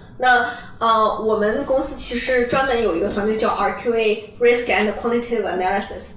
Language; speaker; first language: Chinese; native; Chinese